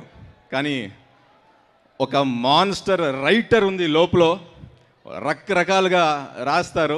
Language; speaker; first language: Telugu; non-native, learner; Kannada